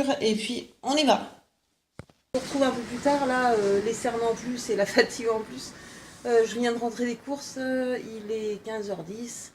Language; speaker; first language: French; native; French